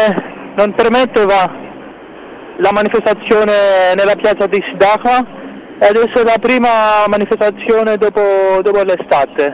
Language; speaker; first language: Italian; non-native, fluent; Greek